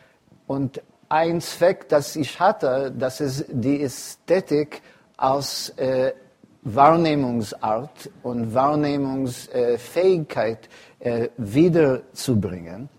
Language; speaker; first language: German; non-native, fluent; English